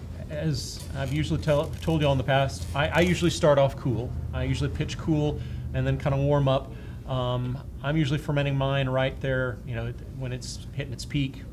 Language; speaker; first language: English; native; English